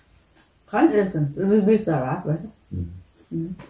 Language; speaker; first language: German; non-native, learner; Thai